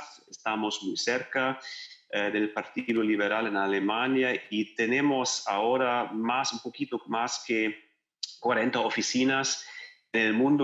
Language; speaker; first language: Spanish; non-native, learner; German